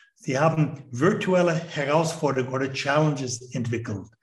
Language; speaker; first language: German; non-native, fluent; English